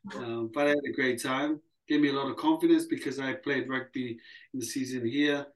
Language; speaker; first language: English; early bilingual, other home language; Samoan